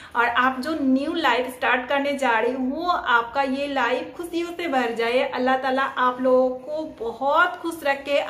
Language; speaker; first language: Hindi; non-native, local second language; Bangla